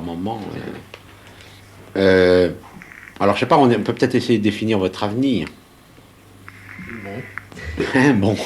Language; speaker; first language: French; native; French